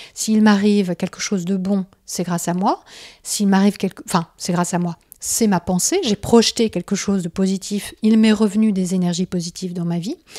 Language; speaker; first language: French; native; French